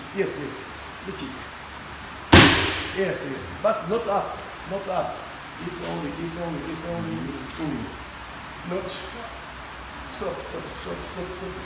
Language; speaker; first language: English; non-native, learner; Japanese